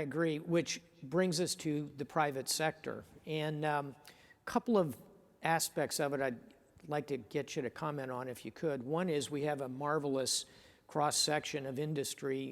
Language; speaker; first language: English; native; English